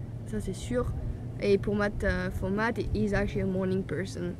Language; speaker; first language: French; native; French